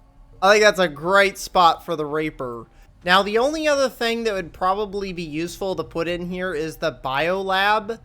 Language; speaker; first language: English; native; English